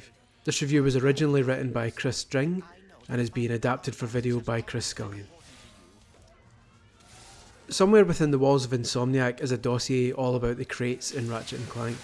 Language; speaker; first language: English; native; English